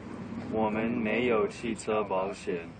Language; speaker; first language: Chinese; non-native, learner; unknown